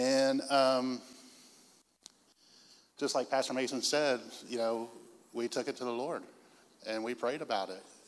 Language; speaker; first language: English; native; English